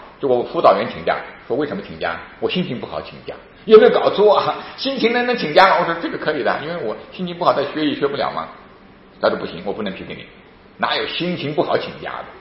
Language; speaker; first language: Chinese; native; Chinese